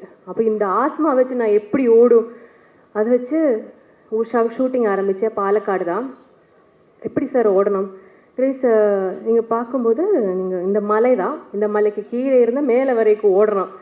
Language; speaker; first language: Tamil; non-native, learner; Malayalam